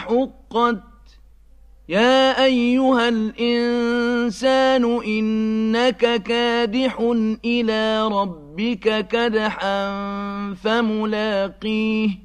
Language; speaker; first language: Arabic; native; Arabic